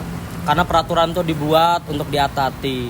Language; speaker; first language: Indonesian; native; Indonesian